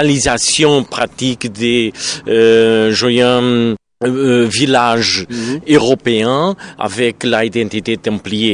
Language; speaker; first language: French; non-native, learner; Portuguese